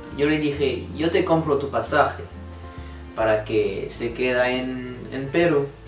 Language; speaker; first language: Spanish; non-native, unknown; French